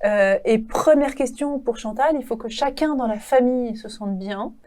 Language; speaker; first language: French; native; French